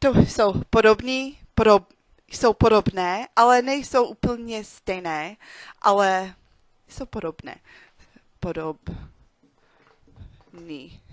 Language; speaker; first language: Czech; non-native, learner; English